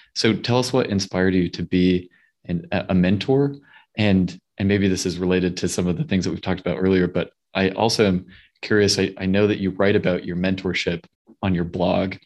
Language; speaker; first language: English; native; English